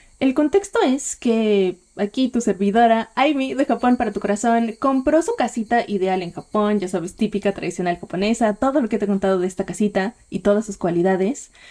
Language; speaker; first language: Spanish; native; Spanish